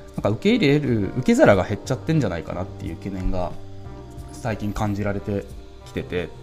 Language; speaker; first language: Japanese; native; Japanese